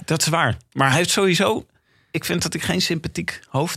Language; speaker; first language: Dutch; native; Dutch